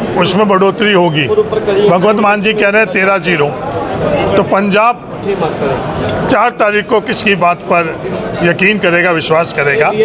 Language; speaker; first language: Hindi; non-native, local second language; Punjabi